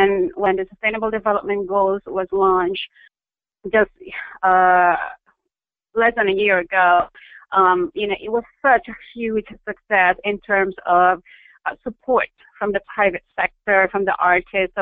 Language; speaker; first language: English; non-native, local second language; Filipino